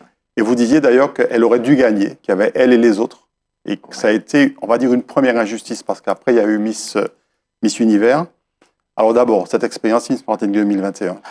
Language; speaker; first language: French; native; French